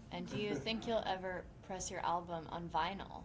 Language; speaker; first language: English; native; English